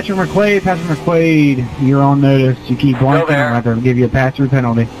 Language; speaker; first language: English; native; English